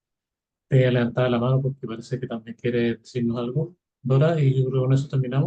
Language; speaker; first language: Spanish; native; Spanish